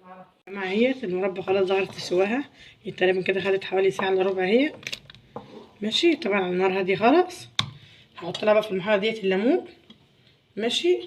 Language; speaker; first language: Arabic; native; Arabic